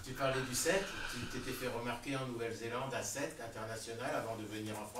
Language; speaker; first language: French; native; French